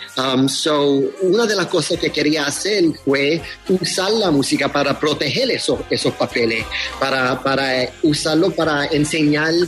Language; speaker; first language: Spanish; early bilingual, heritage; Spanish